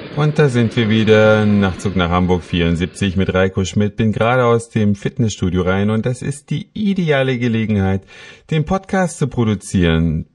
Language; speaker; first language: German; native; German